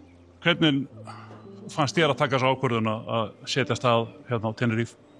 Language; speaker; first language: Icelandic; native; Icelandic